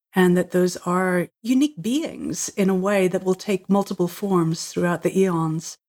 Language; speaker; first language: English; native; English